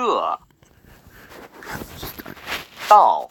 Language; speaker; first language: Chinese; non-native, learner; English